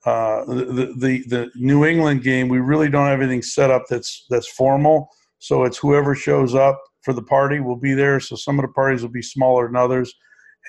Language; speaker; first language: English; native; English